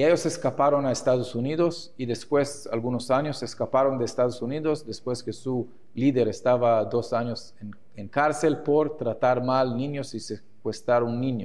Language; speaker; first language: Spanish; non-native, fluent; Hebrew